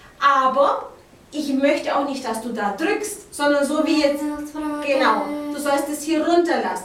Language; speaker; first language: German; native; German